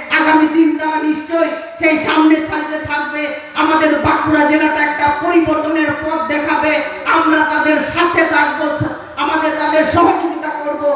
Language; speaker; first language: Bangla; non-native, local second language; Santali